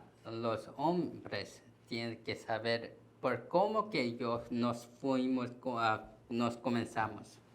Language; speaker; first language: Spanish; non-native, learner; Korean